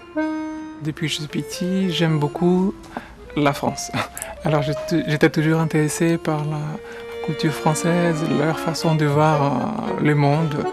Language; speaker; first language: French; non-native, learner; Portuguese